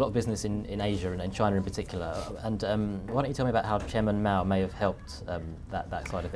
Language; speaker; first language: English; native; English